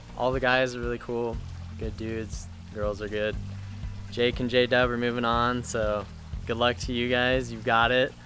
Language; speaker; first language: English; native; English